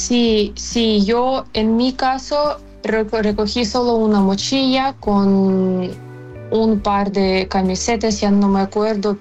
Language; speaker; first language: Spanish; non-native, fluent; Ukrainian